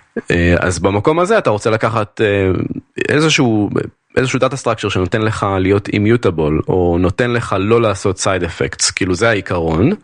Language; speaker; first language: Hebrew; native; Hebrew